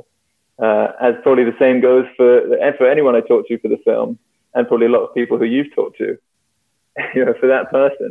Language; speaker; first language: English; native; English